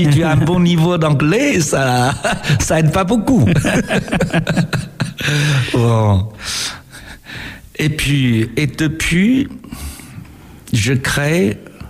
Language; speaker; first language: French; non-native, fluent; Chinese